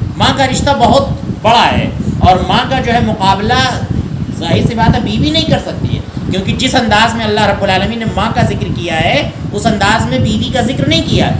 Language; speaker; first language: Urdu; native; Urdu